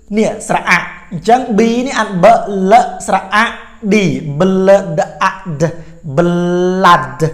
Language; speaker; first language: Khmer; native; Khmer